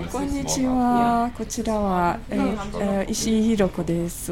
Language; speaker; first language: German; non-native, fluent; Japanese